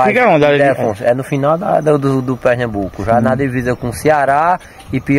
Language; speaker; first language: Portuguese; native; Portuguese